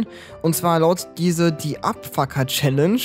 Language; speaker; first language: German; native; German